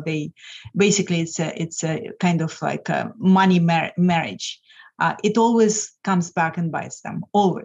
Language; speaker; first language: English; non-native, fluent; Lithuanian